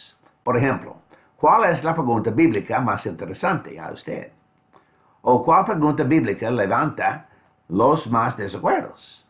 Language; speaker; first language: Spanish; non-native, fluent; English